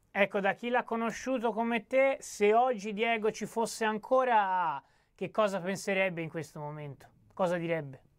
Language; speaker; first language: Italian; native; Italian